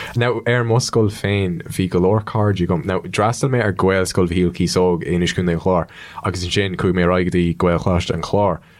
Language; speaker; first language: Irish; non-native, local second language; English